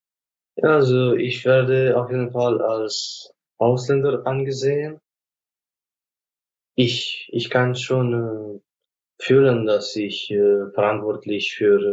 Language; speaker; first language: German; non-native, fluent; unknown